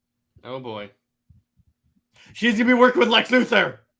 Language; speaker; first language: English; native; English